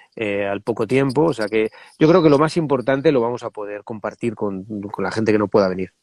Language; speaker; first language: Spanish; native; Spanish